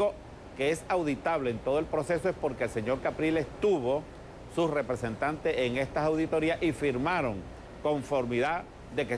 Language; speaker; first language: Spanish; native; Spanish